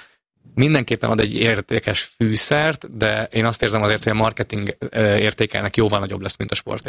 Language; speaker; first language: Hungarian; native; Hungarian